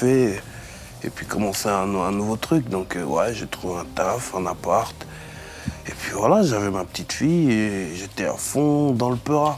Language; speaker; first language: French; native; French